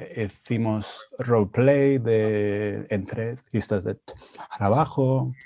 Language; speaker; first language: Spanish; non-native, fluent; English